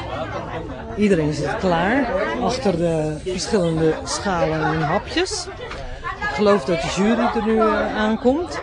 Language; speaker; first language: Dutch; native; Dutch